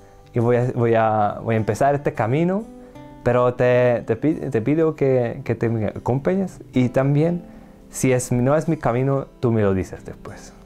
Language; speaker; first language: Spanish; non-native, learner; Hungarian